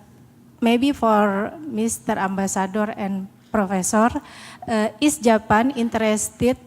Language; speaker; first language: English; non-native, learner; Indonesian